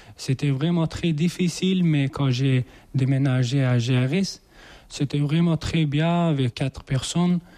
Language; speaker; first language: French; non-native, learner; Persian